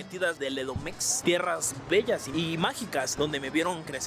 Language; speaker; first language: Spanish; native; Spanish